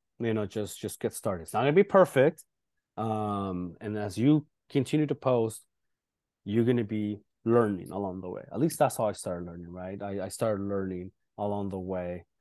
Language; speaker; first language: English; early bilingual, other home language; Spanish